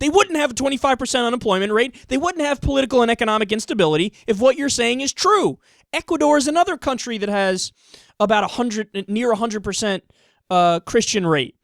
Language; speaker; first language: English; native; English